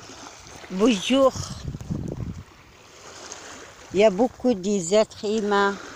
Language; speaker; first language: French; non-native, learner; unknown